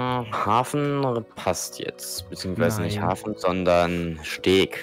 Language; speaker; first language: German; native; German